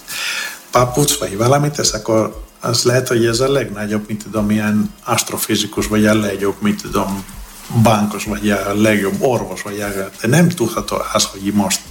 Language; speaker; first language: Hungarian; non-native, learner; Greek